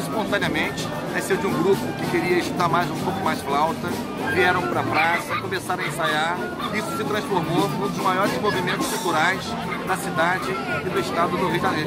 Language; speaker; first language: Portuguese; native; Portuguese